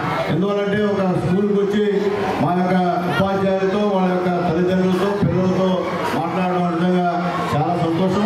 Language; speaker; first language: Telugu; native; Telugu